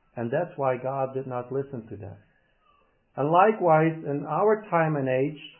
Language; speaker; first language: English; non-native, fluent; Dutch